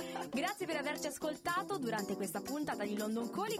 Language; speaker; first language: Italian; native; Italian